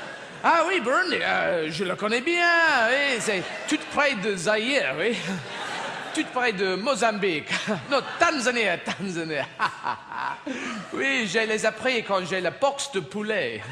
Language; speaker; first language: French; non-native, learner; English